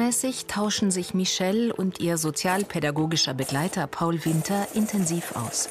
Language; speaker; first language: German; native; German